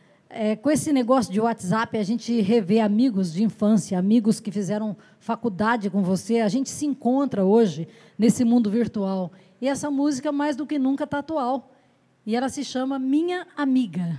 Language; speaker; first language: Portuguese; native; Portuguese